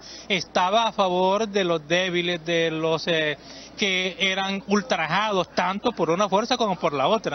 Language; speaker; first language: Spanish; native; Spanish